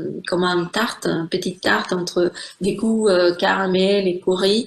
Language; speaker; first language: French; non-native, fluent; Spanish